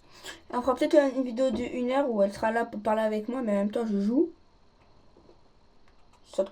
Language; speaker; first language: French; native; French